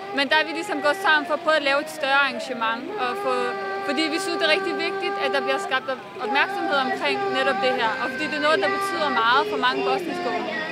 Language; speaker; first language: Danish; early bilingual, other home language; Bosnian